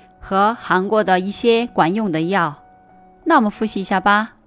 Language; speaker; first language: Chinese; non-native, fluent; Korean